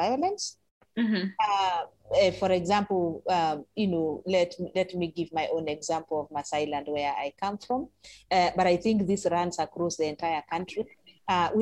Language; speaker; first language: English; non-native, local second language; Masai